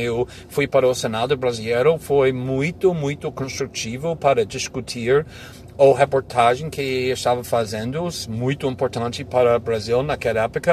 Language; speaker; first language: Portuguese; non-native, fluent; English